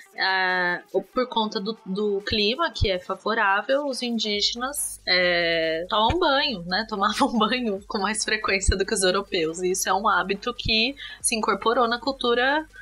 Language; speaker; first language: Portuguese; native; Portuguese